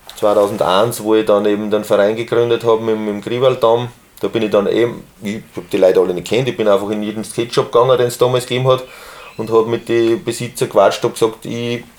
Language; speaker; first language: German; native; German